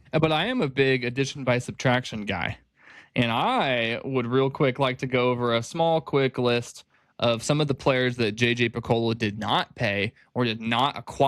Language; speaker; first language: English; native; English